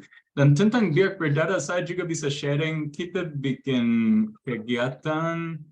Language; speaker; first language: Indonesian; non-native, fluent; English